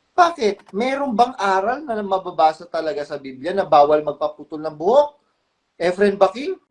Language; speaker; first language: Filipino; non-native, local second language; Pampanga